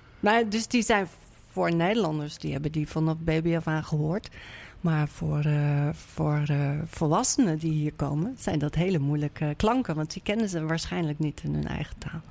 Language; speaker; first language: Dutch; native; Dutch